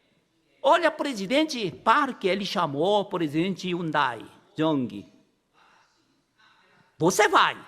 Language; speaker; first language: Portuguese; non-native, learner; Korean